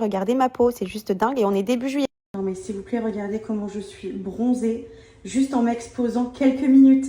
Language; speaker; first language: French; native; French